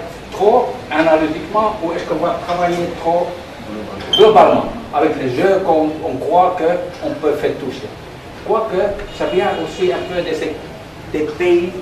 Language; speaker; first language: French; non-native, learner; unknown